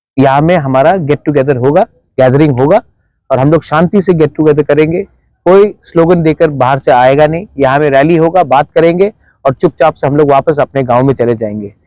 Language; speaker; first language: Hindi; non-native, local second language; Kok Borok